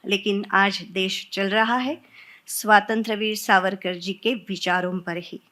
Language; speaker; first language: Hindi; non-native, local second language; Marathi